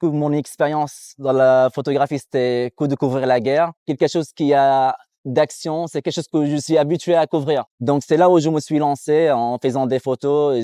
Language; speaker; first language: French; non-native, fluent; Arabic